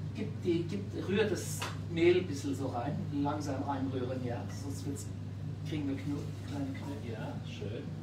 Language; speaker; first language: German; non-native, local second language; Luxembourgish